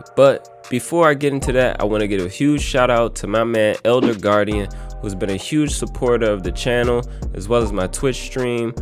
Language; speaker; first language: English; native; English